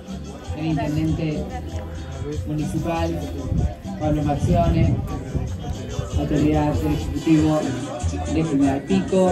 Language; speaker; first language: Spanish; native; Spanish